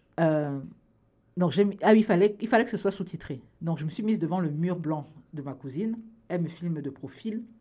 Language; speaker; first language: French; native; French